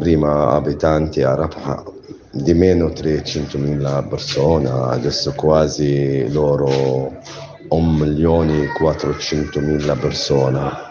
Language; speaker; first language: Italian; non-native, learner; Arabic